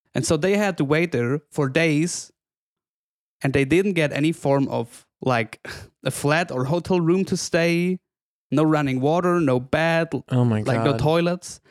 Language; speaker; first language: English; non-native, fluent; German